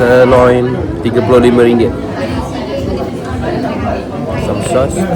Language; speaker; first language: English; non-native, local second language; Malay